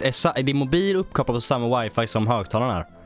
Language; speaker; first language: Swedish; native; Swedish